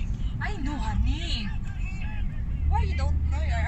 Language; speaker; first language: English; non-native, local second language; Filipino